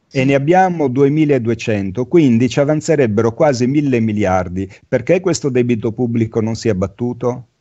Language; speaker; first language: Italian; native; Italian